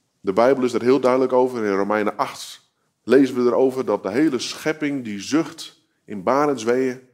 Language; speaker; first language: Dutch; native; Dutch